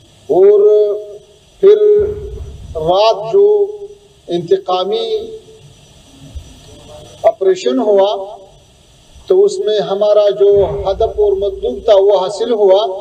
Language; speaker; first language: Hindi; non-native, fluent; Pashto